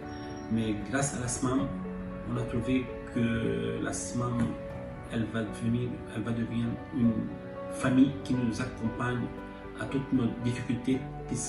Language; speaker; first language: French; non-native, fluent; Arabic